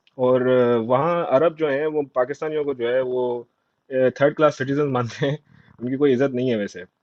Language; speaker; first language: Urdu; non-native, local second language; Sindhi